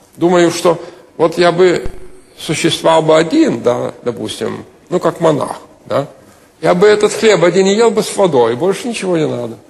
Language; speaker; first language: Russian; non-native, local second language; Lithuanian